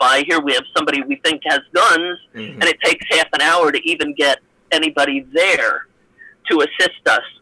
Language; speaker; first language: English; native; English